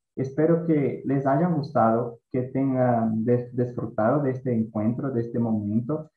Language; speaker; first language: Spanish; non-native, fluent; Portuguese